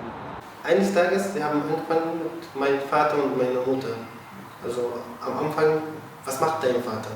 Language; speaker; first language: German; non-native, learner; Arabic